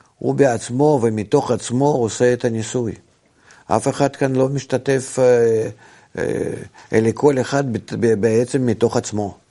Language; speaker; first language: Hebrew; non-native, fluent; Russian